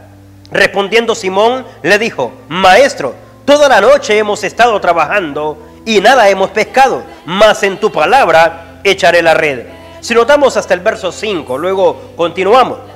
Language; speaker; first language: Spanish; native; Spanish